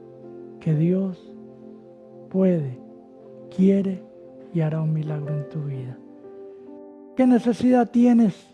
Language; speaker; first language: Spanish; native; Spanish